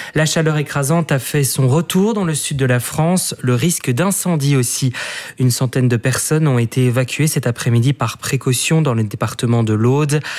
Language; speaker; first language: French; native; French